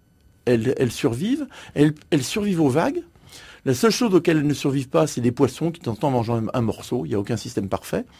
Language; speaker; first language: French; native; French